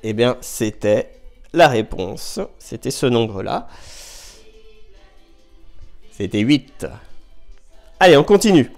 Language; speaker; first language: French; native; French